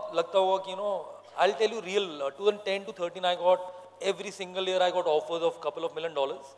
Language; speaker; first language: English; non-native, local second language; Hindi